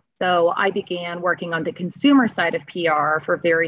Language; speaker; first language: English; native; English